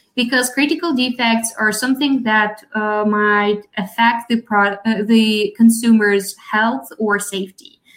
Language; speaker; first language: English; non-native, fluent; Russian